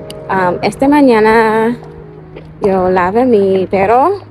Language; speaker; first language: Spanish; non-native, learner; English